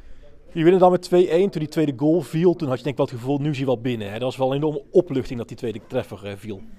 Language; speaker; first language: Dutch; native; Dutch